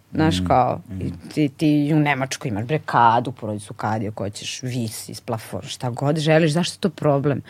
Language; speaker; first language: Serbian; native; Serbian